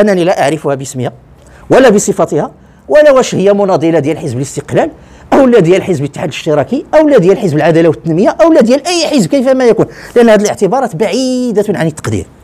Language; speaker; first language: Arabic; native; Arabic